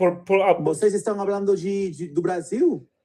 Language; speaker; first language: Portuguese; non-native, learner; Spanish